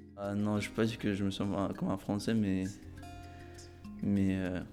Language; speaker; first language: French; non-native, fluent; Azerbaijani